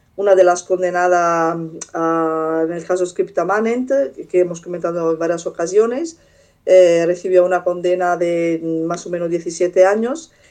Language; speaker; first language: Spanish; non-native, fluent; Italian